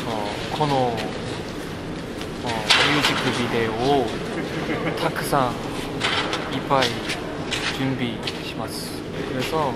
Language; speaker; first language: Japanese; non-native, learner; Korean